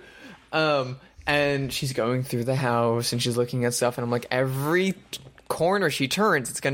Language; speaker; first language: English; native; English